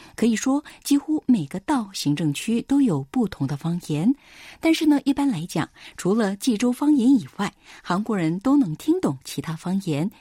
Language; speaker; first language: Chinese; non-native, fluent; Korean